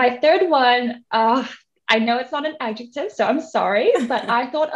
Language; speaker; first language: English; non-native, local second language; Cantonese